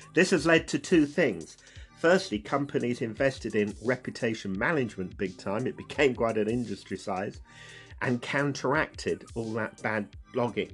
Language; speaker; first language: English; native; English